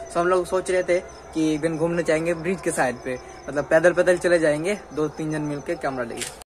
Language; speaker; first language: Hindi; non-native, local second language; Bangla